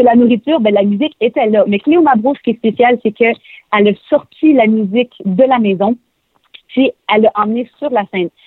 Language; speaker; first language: French; native; French